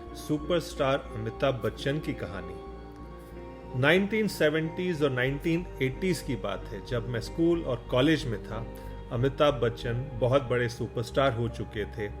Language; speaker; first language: Hindi; non-native, local second language; Tamil